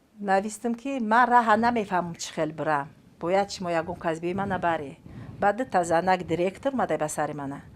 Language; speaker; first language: Tajik; non-native, fluent; Romanian